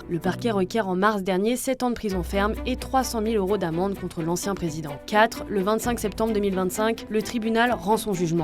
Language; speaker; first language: French; native; French